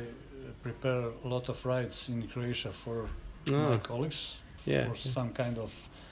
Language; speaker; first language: English; non-native, learner; Croatian